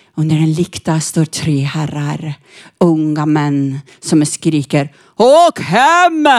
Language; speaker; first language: Swedish; non-native, fluent; Persian